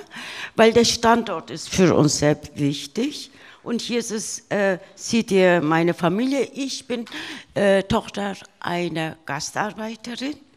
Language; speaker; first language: German; early bilingual, other home language; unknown